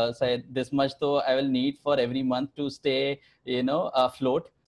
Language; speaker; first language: English; non-native, local second language; Hindi